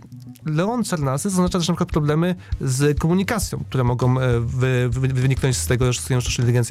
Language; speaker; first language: Polish; native; Polish